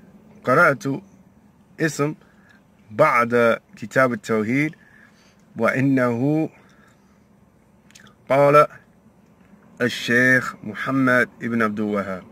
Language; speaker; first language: Arabic; non-native, learner; English